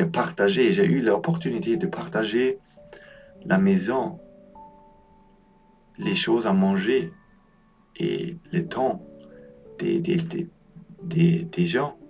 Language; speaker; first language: French; non-native, learner; Polish